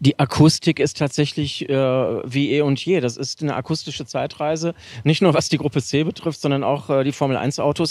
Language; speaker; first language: German; native; German